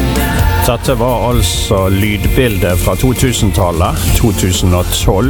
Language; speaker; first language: Norwegian; native; Norwegian